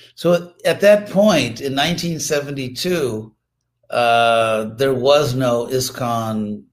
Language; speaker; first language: English; native; English